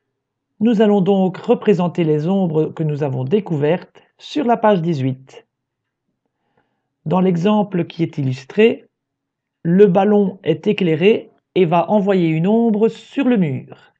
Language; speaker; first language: French; native; French